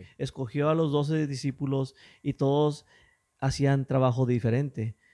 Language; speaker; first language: Spanish; early bilingual, heritage; English